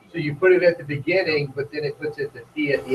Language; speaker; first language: English; native; English